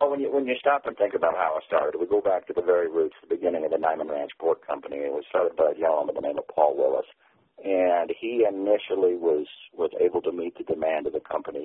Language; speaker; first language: English; native; English